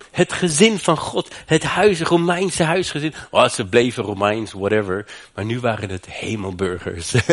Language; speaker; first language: Dutch; non-native, fluent; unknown